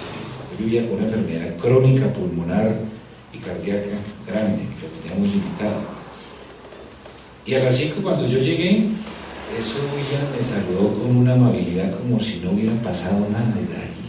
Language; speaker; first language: Spanish; native; Spanish